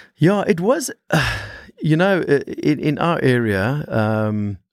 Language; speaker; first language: English; native; English